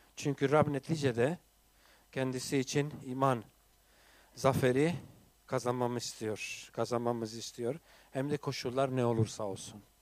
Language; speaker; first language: Turkish; non-native, fluent; English